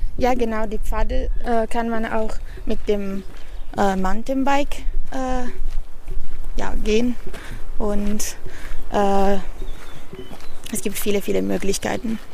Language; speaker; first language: German; non-native, learner; Italian